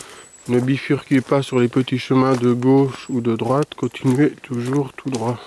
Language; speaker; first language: French; native; French